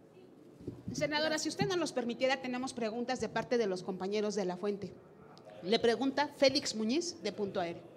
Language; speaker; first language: Spanish; native; Spanish